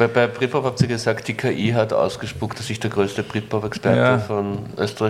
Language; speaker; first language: German; native; German